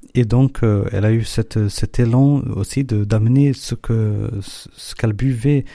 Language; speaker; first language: French; non-native, fluent; Portuguese